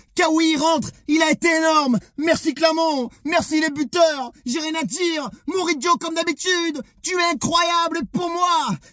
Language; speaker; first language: French; native; French